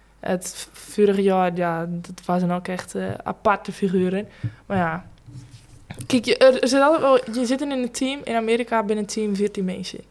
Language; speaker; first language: Dutch; native; Dutch